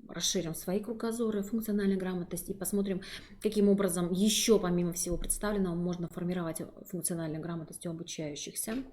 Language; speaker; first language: Russian; native; Russian